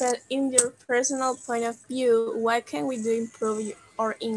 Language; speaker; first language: English; non-native, learner; Spanish